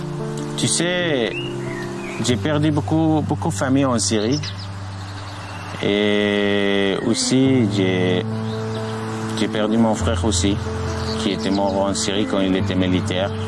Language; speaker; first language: French; non-native, learner; Arabic